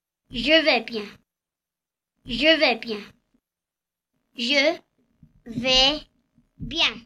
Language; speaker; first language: French; non-native, learner; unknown